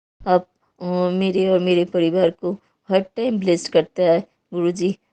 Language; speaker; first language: Hindi; non-native, local second language; Bangla